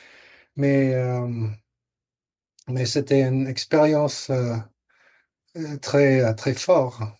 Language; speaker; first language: French; non-native, fluent; English